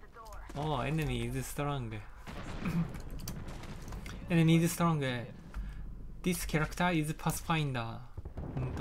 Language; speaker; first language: English; non-native, learner; Japanese